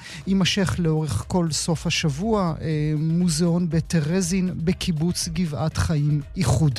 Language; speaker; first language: Hebrew; native; Hebrew